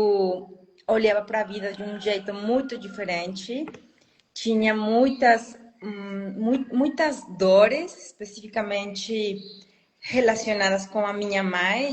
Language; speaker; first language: Portuguese; non-native, fluent; Spanish